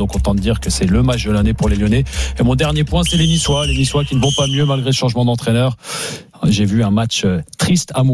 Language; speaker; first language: French; native; French